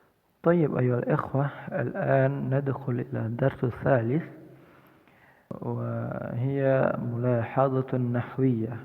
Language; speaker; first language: Arabic; non-native, fluent; Indonesian